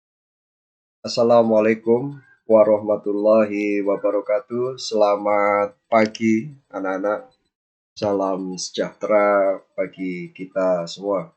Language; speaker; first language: Indonesian; native; Indonesian